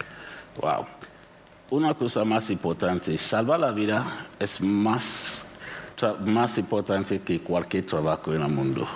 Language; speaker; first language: Spanish; non-native, learner; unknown